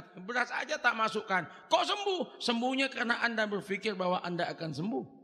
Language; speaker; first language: Indonesian; non-native, local second language; Madurese